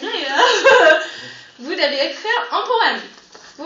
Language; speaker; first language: French; non-native, fluent; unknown